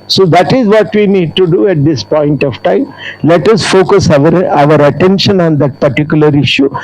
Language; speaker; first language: English; non-native, local second language; Telugu